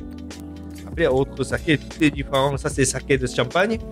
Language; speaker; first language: French; non-native, learner; Japanese